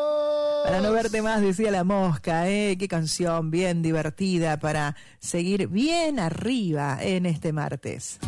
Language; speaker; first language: Spanish; native; Spanish